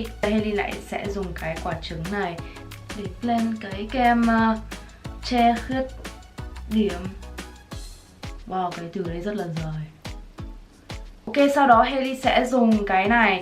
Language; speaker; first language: Vietnamese; early bilingual, heritage; Vietnamese